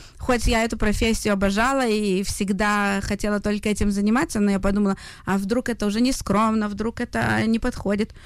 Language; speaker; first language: Russian; native; Russian